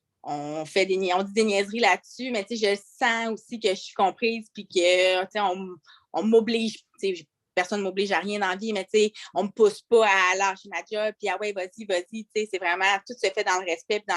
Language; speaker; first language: French; native; French